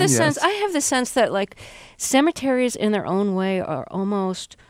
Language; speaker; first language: English; native; English